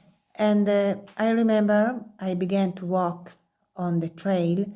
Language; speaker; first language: English; non-native, learner; Italian